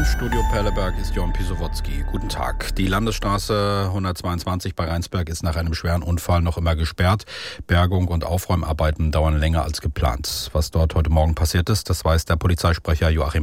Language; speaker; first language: German; native; German